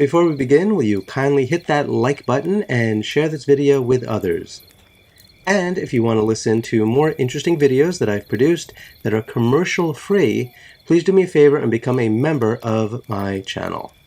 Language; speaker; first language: English; native; English